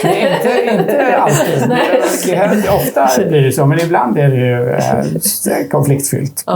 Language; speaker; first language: Swedish; native; Swedish